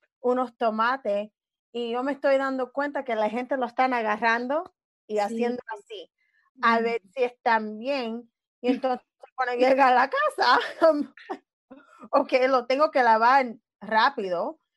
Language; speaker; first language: Spanish; early bilingual, other home language; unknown